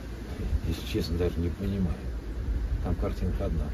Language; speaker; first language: Russian; native; Russian